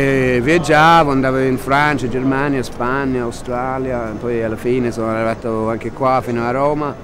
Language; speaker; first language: Italian; non-native, fluent; English